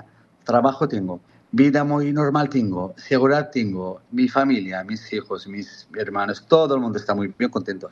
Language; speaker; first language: Spanish; non-native, fluent; Arabic